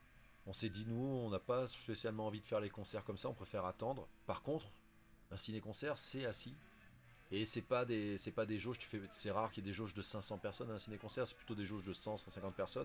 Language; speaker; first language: French; native; French